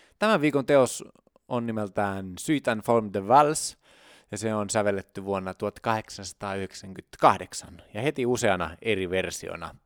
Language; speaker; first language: Finnish; native; Finnish